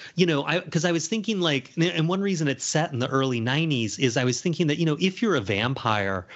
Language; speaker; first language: English; native; English